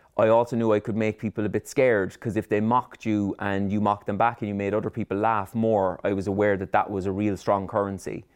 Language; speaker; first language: English; native; English